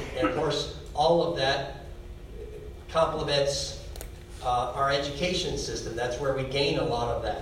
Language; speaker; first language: English; native; English